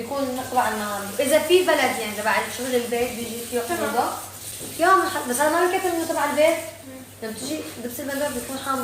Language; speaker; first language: Arabic; native; Arabic